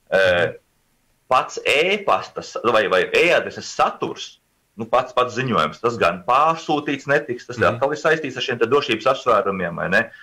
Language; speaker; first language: Latvian; native; Latvian